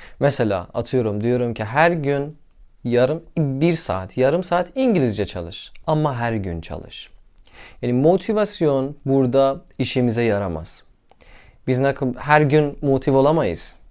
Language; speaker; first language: Turkish; non-native, learner; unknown